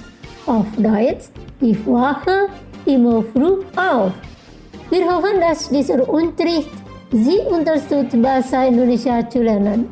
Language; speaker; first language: German; non-native, fluent; Indonesian